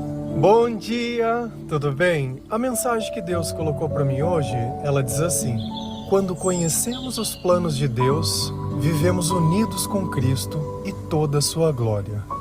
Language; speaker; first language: Portuguese; native; Portuguese